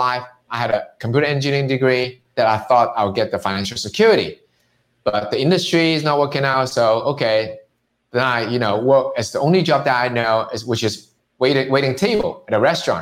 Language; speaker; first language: English; non-native, local second language; Cantonese